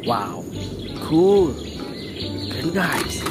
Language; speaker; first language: English; non-native, learner; Indonesian